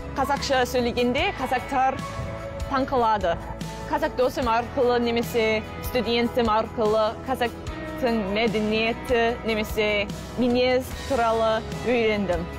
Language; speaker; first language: Kazakh; non-native, learner; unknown